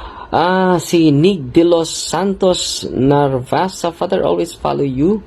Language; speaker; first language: English; non-native, local second language; Filipino